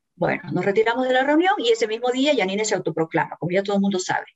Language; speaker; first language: Spanish; native; Spanish